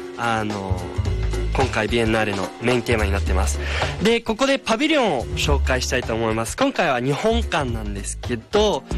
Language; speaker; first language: Japanese; native; Japanese